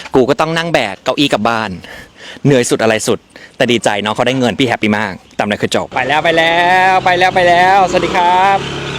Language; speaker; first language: Thai; non-native, fluent; English